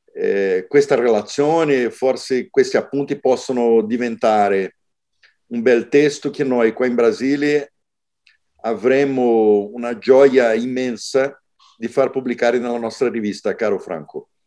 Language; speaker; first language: Italian; non-native, fluent; Portuguese